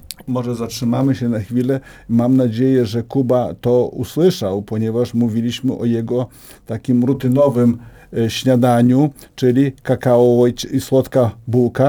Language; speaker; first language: Polish; native; Polish